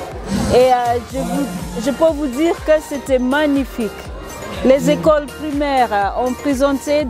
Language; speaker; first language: French; non-native, fluent; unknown